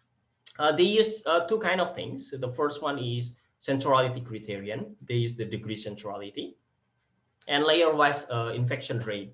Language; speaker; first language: English; non-native, fluent; Indonesian